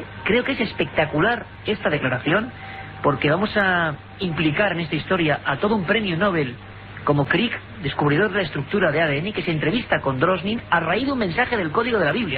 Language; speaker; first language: Spanish; native; Spanish